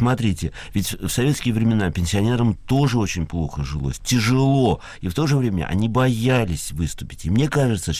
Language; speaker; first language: Russian; native; Russian